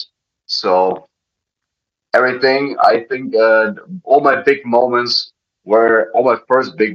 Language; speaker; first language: English; non-native, fluent; German